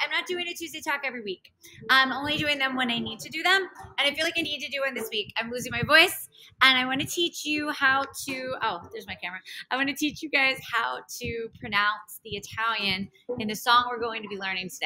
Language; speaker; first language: English; native; English